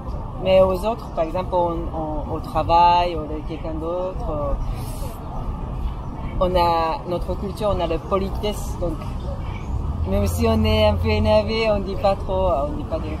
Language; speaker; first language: French; non-native, fluent; Japanese